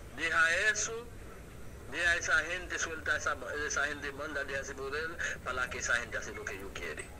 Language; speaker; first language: Spanish; non-native, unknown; Haitian Creole